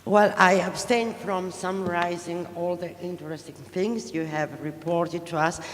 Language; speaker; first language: English; non-native, fluent; Greek